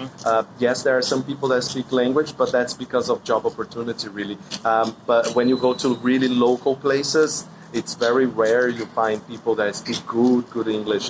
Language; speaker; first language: English; non-native, fluent; Portuguese